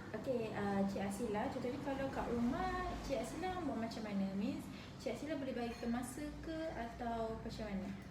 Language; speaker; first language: Malay; native; Malay